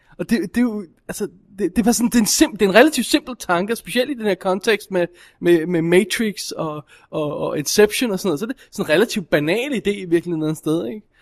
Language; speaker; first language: Danish; native; Danish